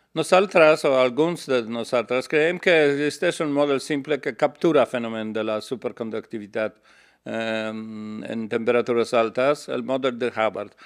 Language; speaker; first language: Catalan; non-native, learner; Polish